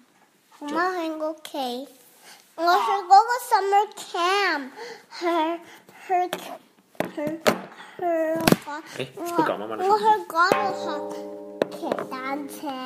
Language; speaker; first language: Cantonese; early bilingual, heritage; Cantonese